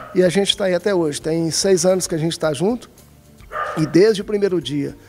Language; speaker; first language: Portuguese; native; Portuguese